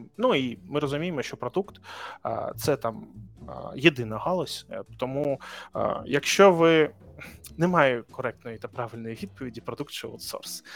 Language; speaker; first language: Ukrainian; native; Ukrainian